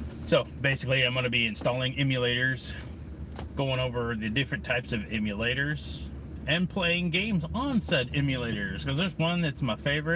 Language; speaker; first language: English; native; English